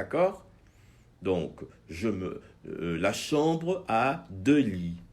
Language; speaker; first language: French; non-native, fluent; Portuguese